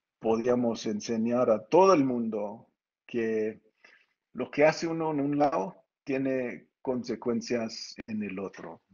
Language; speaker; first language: Spanish; early bilingual, heritage; Spanish